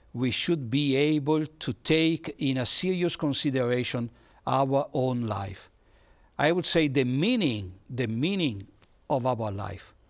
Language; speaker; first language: English; non-native, fluent; Italian